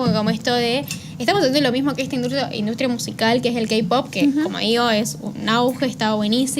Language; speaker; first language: Spanish; native; Spanish